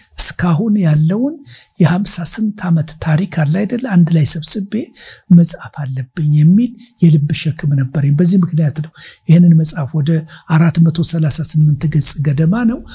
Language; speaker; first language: Amharic; native; Amharic